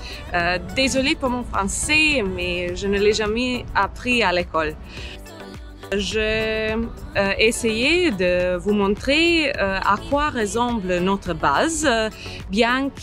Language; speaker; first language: French; non-native, learner; Croatian